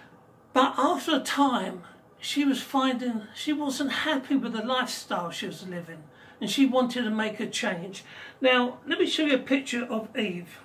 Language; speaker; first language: English; native; English